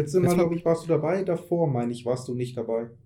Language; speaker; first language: German; native; German